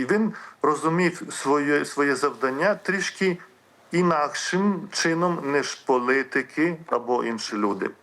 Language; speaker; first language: Ukrainian; non-native, fluent; Lithuanian